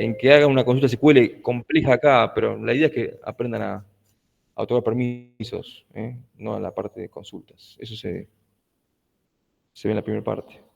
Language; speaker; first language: Spanish; native; Spanish